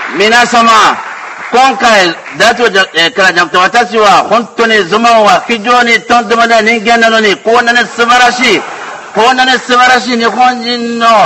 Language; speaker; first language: Japanese; non-native, fluent; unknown